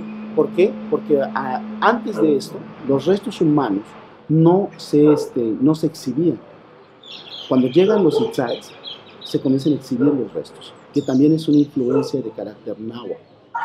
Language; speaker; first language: Spanish; native; Spanish